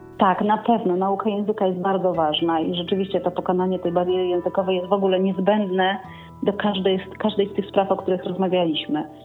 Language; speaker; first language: Polish; native; Polish